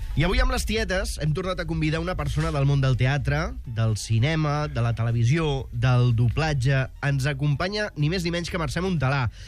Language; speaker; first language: Catalan; native; Catalan